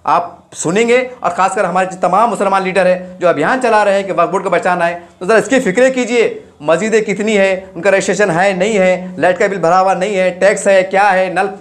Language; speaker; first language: Hindi; non-native, local second language; Urdu